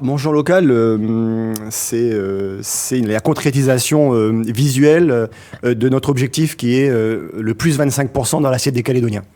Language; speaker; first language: French; native; French